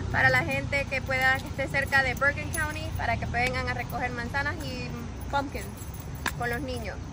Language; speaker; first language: Spanish; early bilingual, heritage; Spanish